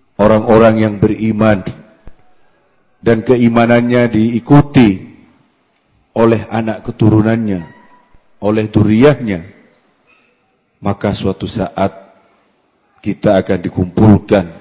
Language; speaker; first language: Indonesian; non-native, local second language; Madurese